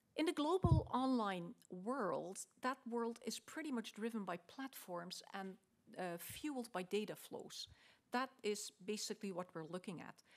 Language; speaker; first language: English; non-native, fluent; Dutch